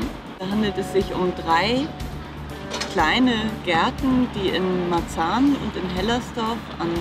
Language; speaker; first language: German; native; German